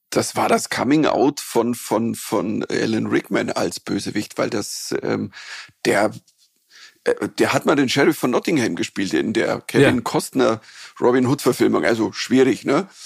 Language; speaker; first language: German; native; German